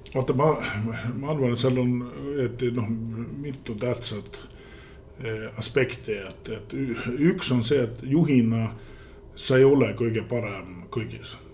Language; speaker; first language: Estonian; early bilingual, heritage; Estonian